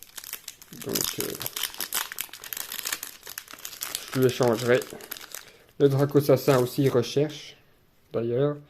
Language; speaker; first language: French; native; French